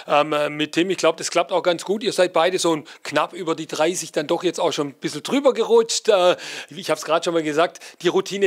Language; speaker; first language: German; native; German